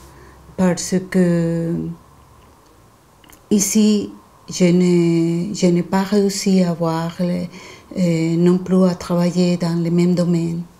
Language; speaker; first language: French; non-native, learner; Spanish